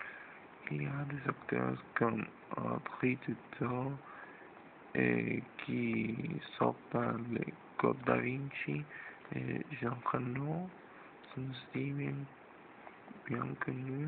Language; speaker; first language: French; non-native, learner; Spanish